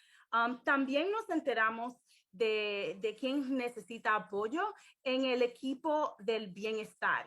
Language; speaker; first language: Spanish; early bilingual, heritage; English